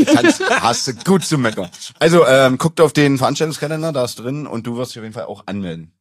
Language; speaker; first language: German; native; German